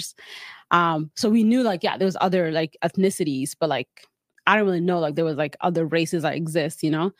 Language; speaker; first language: English; early bilingual, other home language; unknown